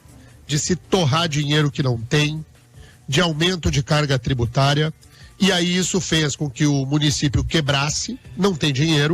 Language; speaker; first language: Portuguese; native; Portuguese